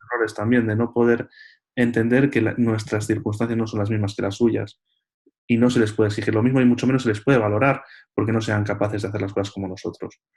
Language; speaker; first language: Spanish; native; Spanish